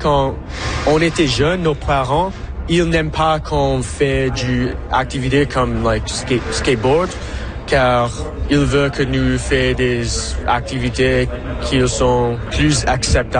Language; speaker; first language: French; non-native, local second language; English